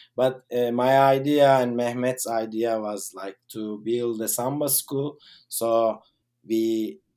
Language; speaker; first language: English; non-native, fluent; Turkish